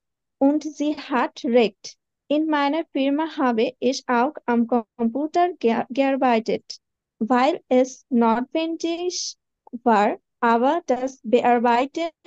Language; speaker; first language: German; non-native, learner; Bangla